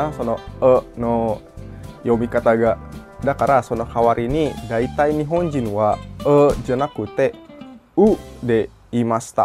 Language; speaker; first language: Japanese; non-native, fluent; Indonesian